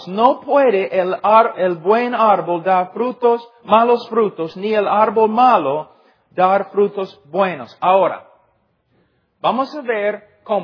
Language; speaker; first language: Spanish; non-native, fluent; English